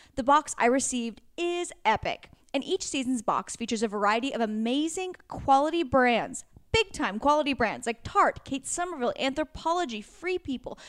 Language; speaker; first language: English; native; English